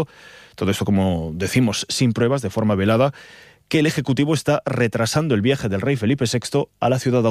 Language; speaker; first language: Spanish; native; Spanish